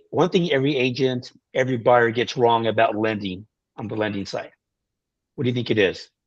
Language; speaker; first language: English; native; English